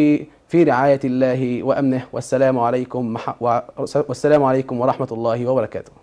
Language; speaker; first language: Arabic; native; Arabic